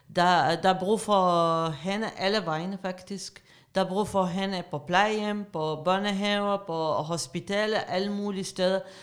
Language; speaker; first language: Danish; non-native, fluent; Arabic